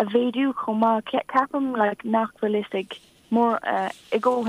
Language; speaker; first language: Irish; non-native, local second language; English